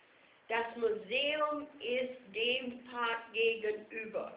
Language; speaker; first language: German; non-native, fluent; English